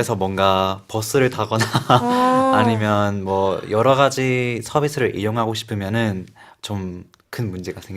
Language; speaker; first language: Korean; non-native, fluent; Spanish